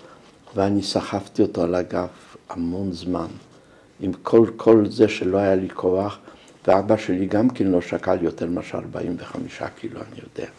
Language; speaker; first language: Hebrew; non-native, fluent; Polish